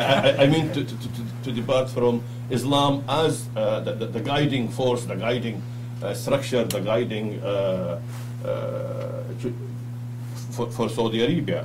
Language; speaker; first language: English; non-native, fluent; Arabic